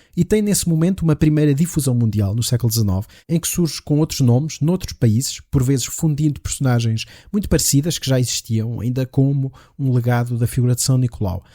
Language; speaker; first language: Portuguese; native; Portuguese